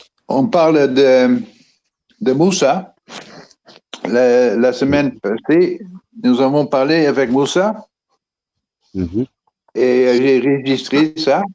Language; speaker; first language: French; non-native, fluent; Dutch